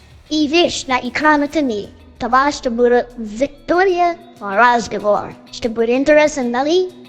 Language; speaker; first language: Bulgarian; non-native, learner; Chinese